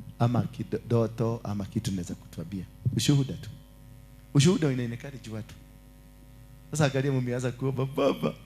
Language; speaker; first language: Swahili; non-native, local second language; Kikuyu